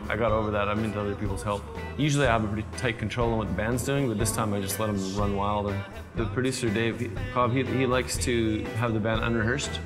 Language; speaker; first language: English; native; English